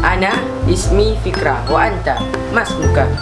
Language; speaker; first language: Arabic; non-native, learner; Indonesian